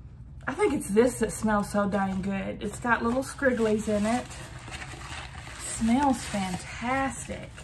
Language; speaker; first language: English; native; English